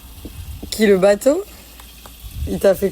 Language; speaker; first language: French; native; French